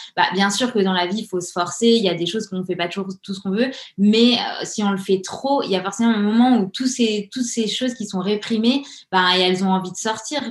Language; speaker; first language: French; native; French